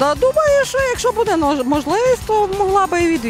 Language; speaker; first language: Ukrainian; native; Ukrainian